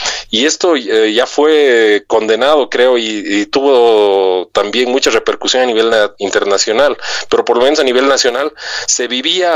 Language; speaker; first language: Spanish; native; Spanish